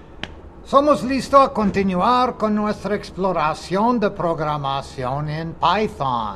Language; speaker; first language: Spanish; non-native, fluent; English